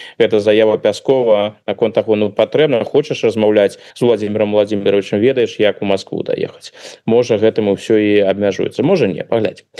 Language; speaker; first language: Belarusian; non-native, local second language; Russian